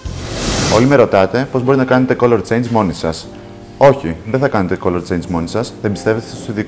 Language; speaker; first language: Greek; native; Greek